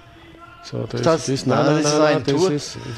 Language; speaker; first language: German; native; German